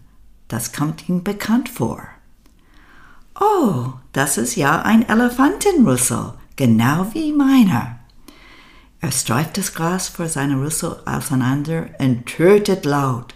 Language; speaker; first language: German; non-native, learner; English